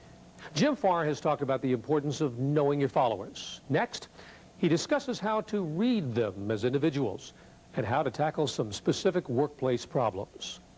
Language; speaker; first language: English; native; English